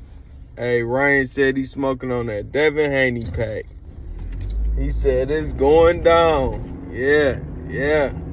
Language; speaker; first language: English; native; English